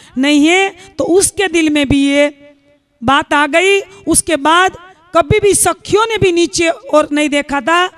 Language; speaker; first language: Hindi; non-native, local second language; Gujarati